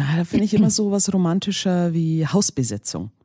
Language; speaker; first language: German; native; German